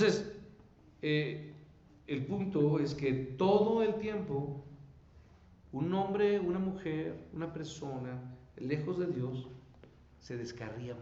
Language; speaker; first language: Spanish; native; Spanish